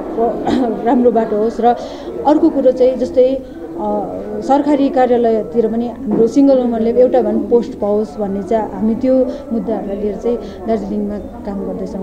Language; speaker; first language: Hindi; non-native, local second language; Nepali